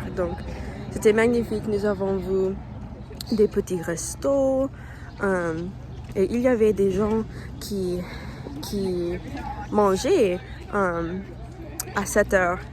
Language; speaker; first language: French; non-native, learner; English